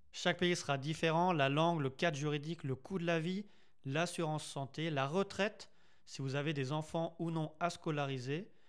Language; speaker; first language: French; native; French